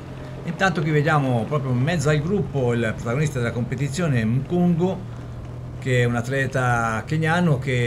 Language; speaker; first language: Italian; native; Italian